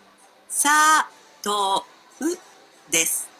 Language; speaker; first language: Japanese; non-native, learner; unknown